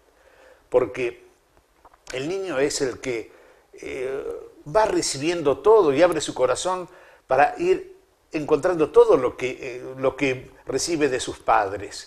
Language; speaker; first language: Spanish; native; Spanish